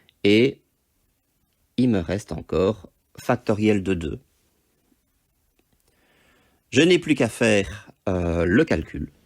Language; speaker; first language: French; native; French